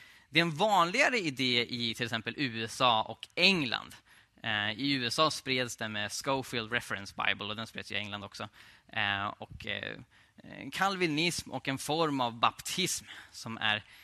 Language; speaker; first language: Swedish; native; Swedish